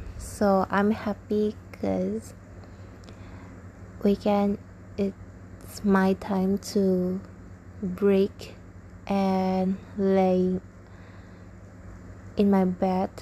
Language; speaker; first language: English; non-native, learner; Indonesian